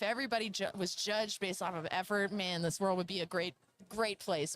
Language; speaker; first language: English; native; English